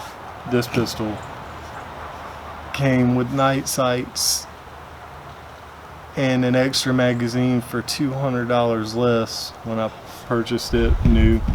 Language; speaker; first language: English; native; English